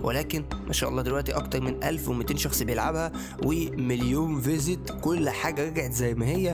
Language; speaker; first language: Arabic; native; Arabic